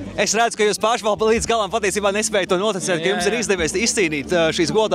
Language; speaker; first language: Latvian; native; Latvian